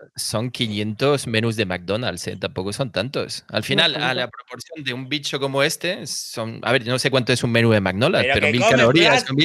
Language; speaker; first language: Spanish; non-native, fluent; French